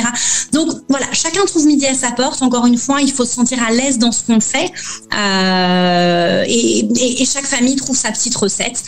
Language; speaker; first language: French; native; French